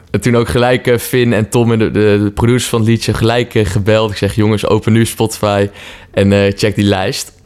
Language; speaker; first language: Dutch; native; Dutch